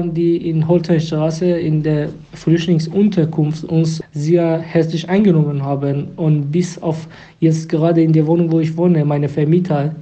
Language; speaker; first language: German; non-native, fluent; Persian